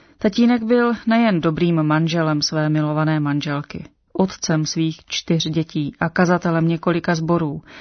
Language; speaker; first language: Czech; native; Czech